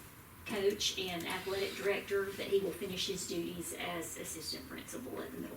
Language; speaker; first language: English; native; English